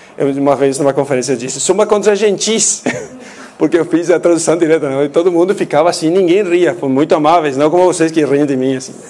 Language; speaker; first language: Portuguese; non-native, fluent; Spanish